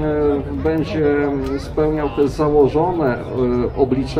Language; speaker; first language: Polish; native; Polish